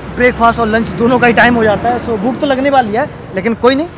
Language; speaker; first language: Hindi; native; Hindi